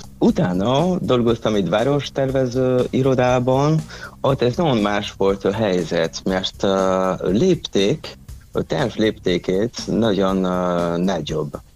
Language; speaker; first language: Hungarian; non-native, fluent; French